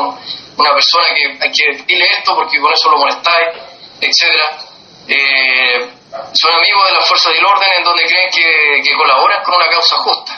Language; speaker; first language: Spanish; native; Spanish